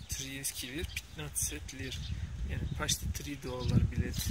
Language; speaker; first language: Russian; non-native, learner; Turkish